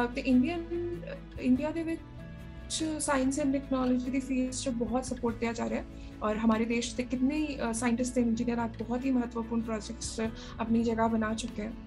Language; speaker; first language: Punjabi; non-native, local second language; Tamil